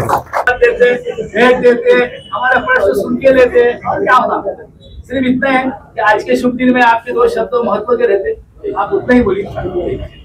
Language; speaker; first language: Hindi; non-native, local second language; Marathi